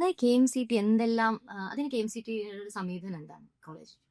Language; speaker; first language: Malayalam; native; Malayalam